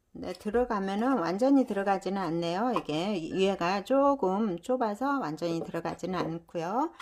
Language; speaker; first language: Korean; native; Korean